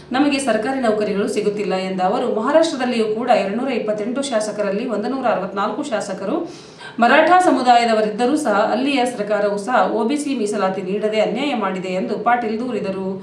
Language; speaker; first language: Kannada; native; Kannada